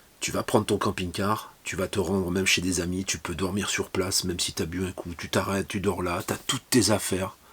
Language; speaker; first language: French; native; French